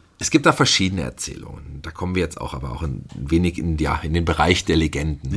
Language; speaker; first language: German; native; German